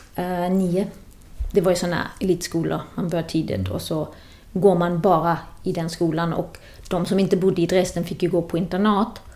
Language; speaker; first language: Swedish; non-native, fluent; German